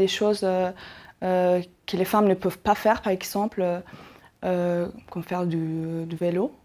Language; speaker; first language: French; non-native, fluent; Persian